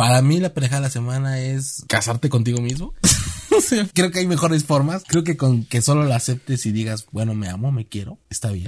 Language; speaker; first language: Spanish; native; Spanish